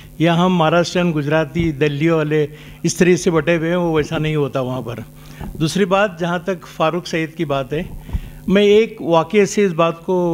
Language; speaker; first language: Hindi; non-native, local second language; Marathi